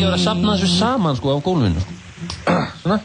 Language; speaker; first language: Icelandic; native; Icelandic